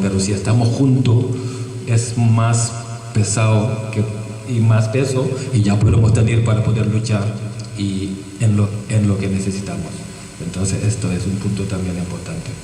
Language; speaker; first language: Spanish; non-native, fluent; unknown